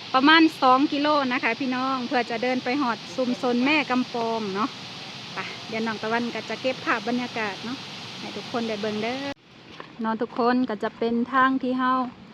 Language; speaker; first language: Thai; native; Thai